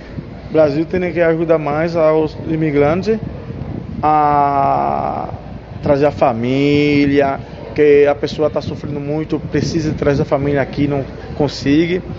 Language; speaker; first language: Portuguese; non-native, learner; Haitian Creole